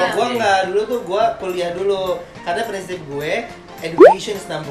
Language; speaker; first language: Indonesian; native; Indonesian